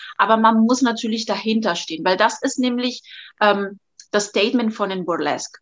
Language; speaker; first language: German; non-native, fluent; Catalan